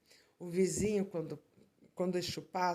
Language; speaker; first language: Portuguese; native; Portuguese